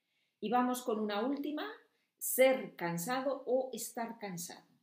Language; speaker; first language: Spanish; non-native, fluent; German